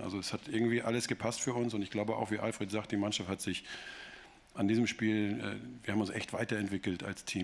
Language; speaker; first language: German; native; German